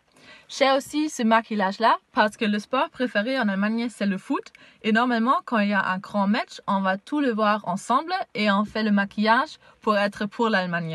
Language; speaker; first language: French; non-native, learner; German